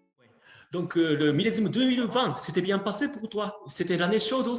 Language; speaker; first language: French; non-native, fluent; Japanese